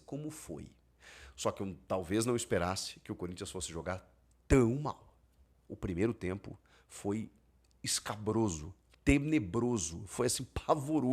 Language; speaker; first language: Portuguese; native; Portuguese